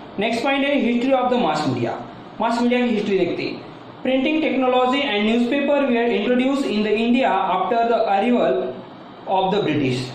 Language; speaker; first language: Hindi; non-native, local second language; Marathi